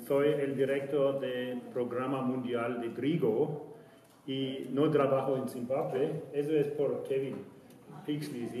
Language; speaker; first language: Spanish; non-native, learner; German